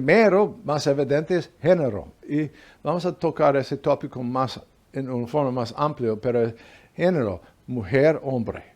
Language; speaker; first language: Spanish; non-native, fluent; English